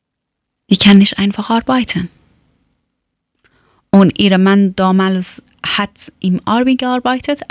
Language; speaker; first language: German; non-native, learner; Persian